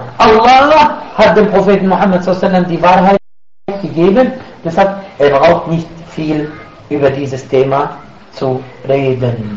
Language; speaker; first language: German; non-native, fluent; Arabic